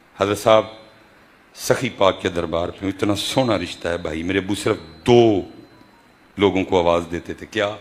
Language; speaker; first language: Urdu; non-native, local second language; Punjabi